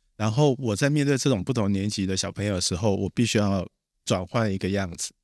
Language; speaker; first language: Chinese; native; Chinese